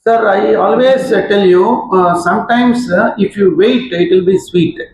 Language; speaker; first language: English; non-native, local second language; Telugu